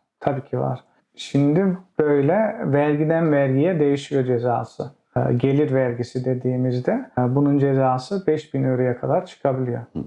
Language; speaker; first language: Turkish; early bilingual, heritage; Turkish